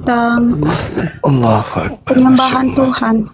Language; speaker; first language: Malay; non-native, local second language; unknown